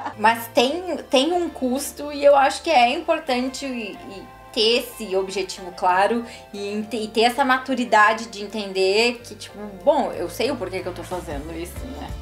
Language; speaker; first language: Portuguese; native; Portuguese